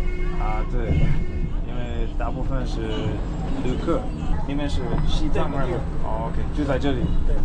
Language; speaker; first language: Chinese; non-native, fluent; English